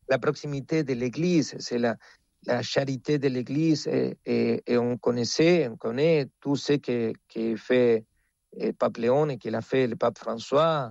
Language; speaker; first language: French; non-native, fluent; Spanish